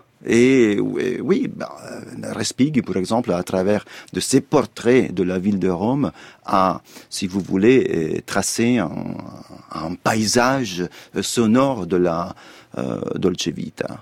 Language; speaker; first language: French; non-native, fluent; Italian